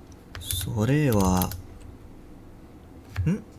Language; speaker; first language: Japanese; non-native, learner; English